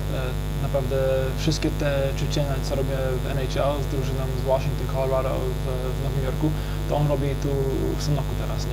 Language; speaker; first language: Polish; early bilingual, heritage; English